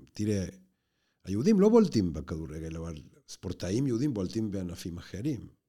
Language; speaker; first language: Hebrew; non-native, fluent; Spanish